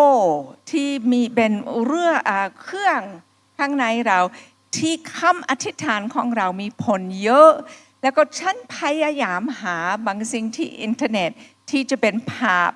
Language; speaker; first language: Thai; non-native, fluent; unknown